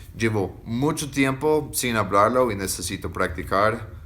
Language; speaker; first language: Spanish; non-native, fluent; English